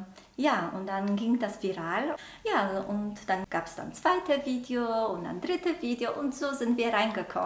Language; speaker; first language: German; non-native, local second language; Polish